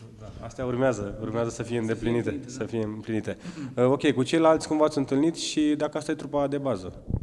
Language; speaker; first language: Romanian; native; Romanian